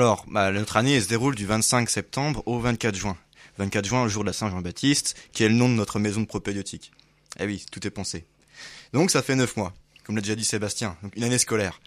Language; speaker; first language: French; native; French